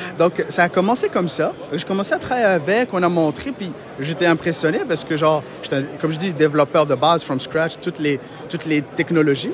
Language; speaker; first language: French; non-native, local second language; Arabic